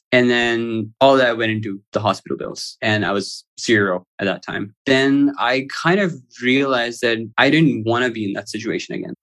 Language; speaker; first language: English; non-native, local second language; Urdu